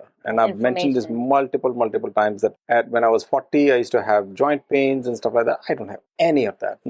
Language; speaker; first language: English; non-native, local second language; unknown